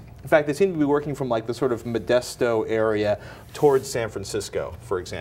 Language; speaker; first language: English; native; English